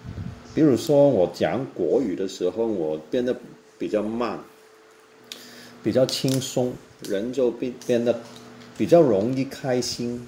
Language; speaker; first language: Chinese; non-native, local second language; Cantonese